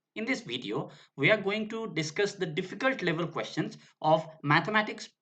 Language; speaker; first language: English; non-native, local second language; Nepali